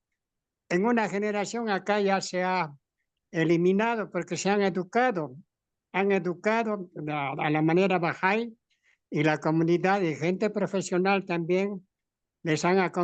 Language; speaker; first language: Spanish; native; Spanish